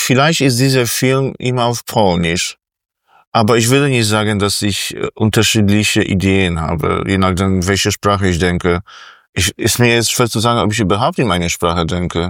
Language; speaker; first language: German; non-native, fluent; Polish